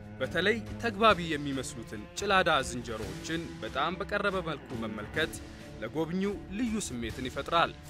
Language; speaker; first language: Amharic; native; Amharic